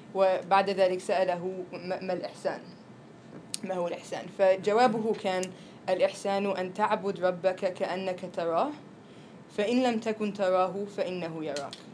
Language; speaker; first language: Arabic; non-native, fluent; English